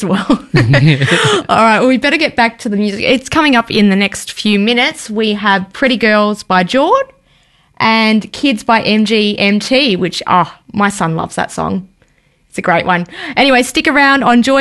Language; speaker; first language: English; native; English